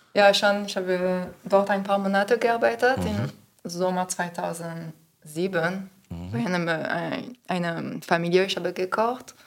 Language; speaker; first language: German; non-native, learner; French